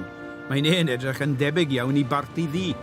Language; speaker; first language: Welsh; native; Welsh